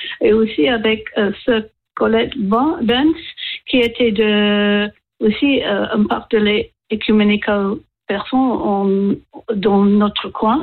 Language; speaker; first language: French; non-native, learner; English